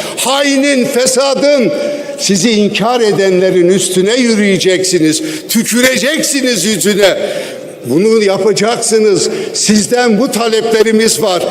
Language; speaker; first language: Turkish; non-native, local second language; Kurdish